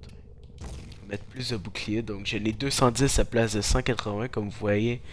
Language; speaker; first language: French; native; French